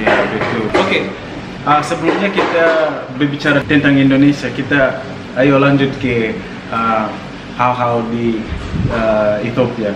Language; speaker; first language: Indonesian; non-native, fluent; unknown